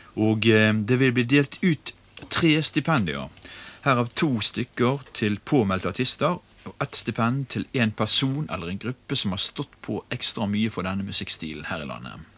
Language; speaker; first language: Norwegian; native; Norwegian